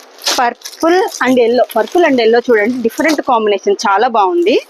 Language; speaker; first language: Telugu; native; Telugu